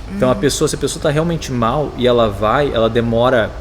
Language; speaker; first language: Portuguese; native; Portuguese